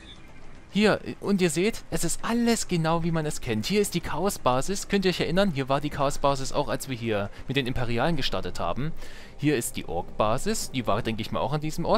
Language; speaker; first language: German; native; German